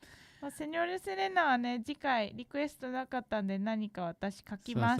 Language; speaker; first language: Japanese; native; Japanese